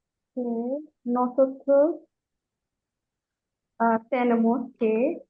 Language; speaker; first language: Spanish; non-native, learner; Bangla